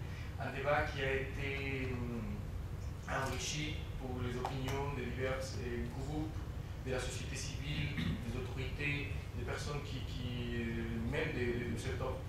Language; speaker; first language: French; non-native, fluent; Spanish